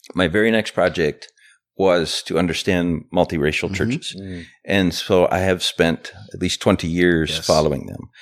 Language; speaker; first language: English; native; English